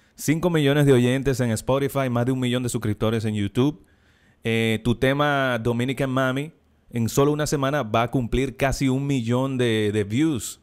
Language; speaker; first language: Spanish; native; Spanish